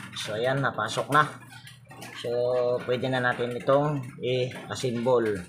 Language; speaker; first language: Filipino; native; Filipino